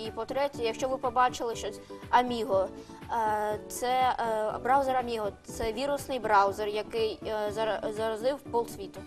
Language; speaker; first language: Ukrainian; non-native, local second language; Russian